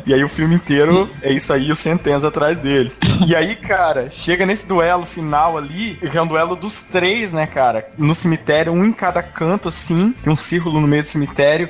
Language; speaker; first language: Portuguese; native; Portuguese